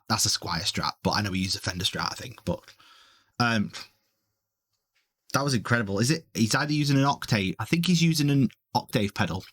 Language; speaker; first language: English; native; English